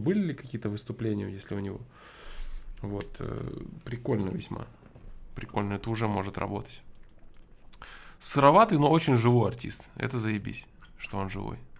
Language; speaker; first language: Russian; native; Russian